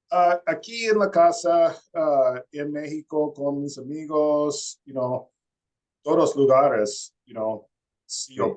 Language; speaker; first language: Spanish; non-native, learner; English